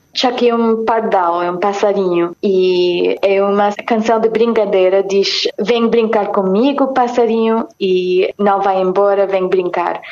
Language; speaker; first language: Portuguese; non-native, fluent; English